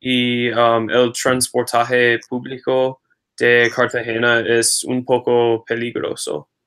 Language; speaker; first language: Spanish; non-native, learner; English